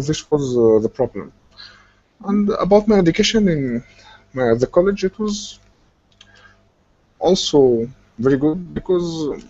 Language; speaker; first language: English; non-native, fluent; Arabic